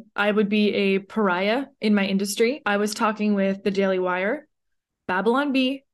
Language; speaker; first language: English; native; English